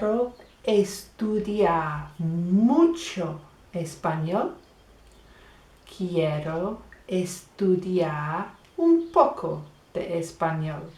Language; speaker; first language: Spanish; non-native, fluent; English